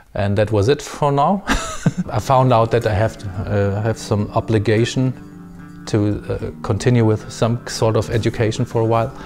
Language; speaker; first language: English; non-native, fluent; German